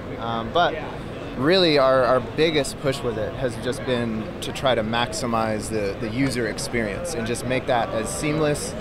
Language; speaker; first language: English; native; English